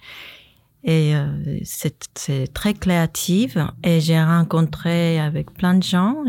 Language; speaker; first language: French; non-native, fluent; Japanese